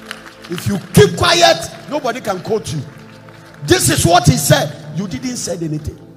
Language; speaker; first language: English; non-native, local second language; Akan